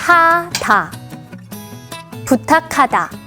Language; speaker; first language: Korean; native; Korean